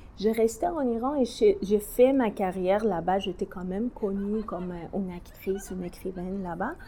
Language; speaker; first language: French; non-native, learner; Persian